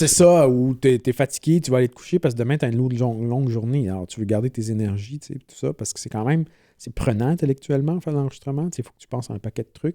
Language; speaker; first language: French; native; French